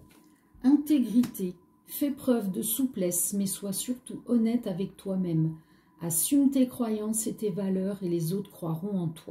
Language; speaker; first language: French; native; French